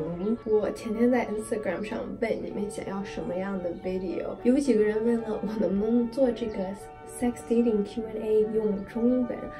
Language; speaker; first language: Chinese; early bilingual, heritage; Chinese